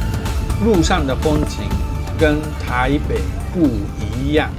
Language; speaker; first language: Chinese; non-native, fluent; Japanese